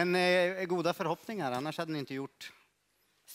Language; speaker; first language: Swedish; native; Swedish